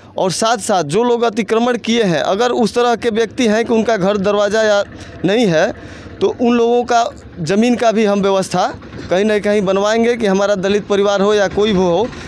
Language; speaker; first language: Hindi; native; Hindi